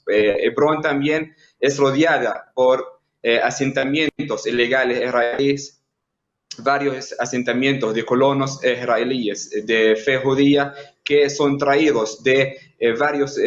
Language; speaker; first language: Spanish; non-native, fluent; Arabic